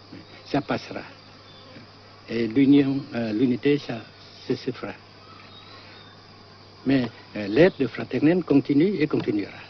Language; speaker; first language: French; non-native, fluent; Vietnamese